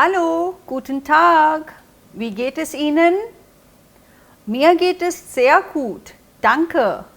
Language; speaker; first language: German; non-native, fluent; Hindi